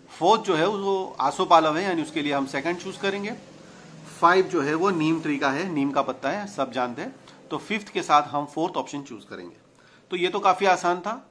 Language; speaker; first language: Hindi; non-native, local second language; Gujarati